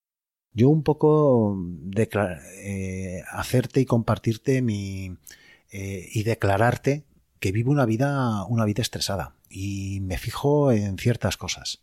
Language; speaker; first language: Spanish; native; Spanish